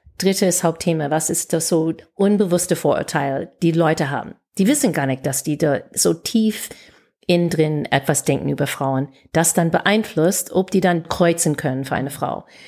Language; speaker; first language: German; non-native, fluent; English